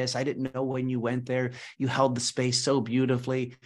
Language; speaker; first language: English; early bilingual, other home language; Spanish